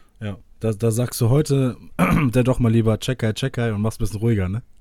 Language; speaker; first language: German; native; German